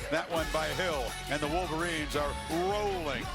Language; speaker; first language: English; native; English